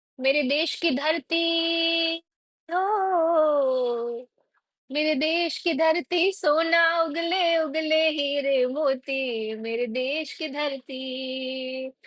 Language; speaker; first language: Hindi; non-native, local second language; Gujarati